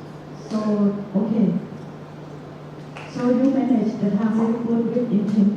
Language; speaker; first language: English; non-native, fluent; Thai